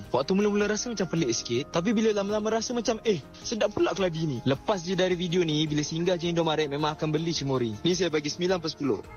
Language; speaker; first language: Malay; native; Malay